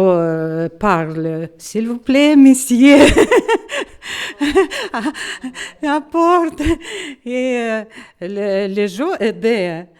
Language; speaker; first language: French; non-native, learner; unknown